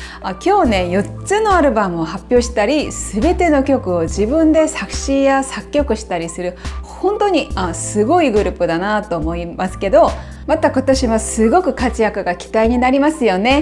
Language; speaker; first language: Japanese; non-native, fluent; Korean